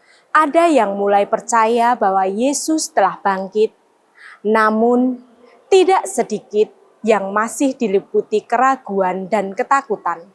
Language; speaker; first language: Indonesian; native; Indonesian